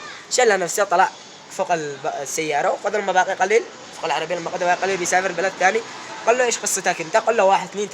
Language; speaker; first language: Arabic; native; Arabic